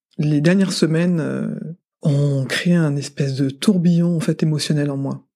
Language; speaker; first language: French; native; French